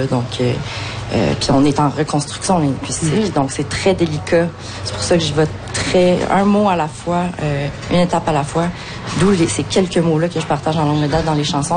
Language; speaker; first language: French; native; French